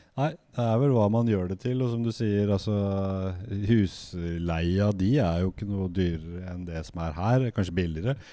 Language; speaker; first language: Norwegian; native; Norwegian